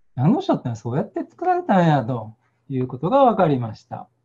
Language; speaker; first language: Japanese; native; Japanese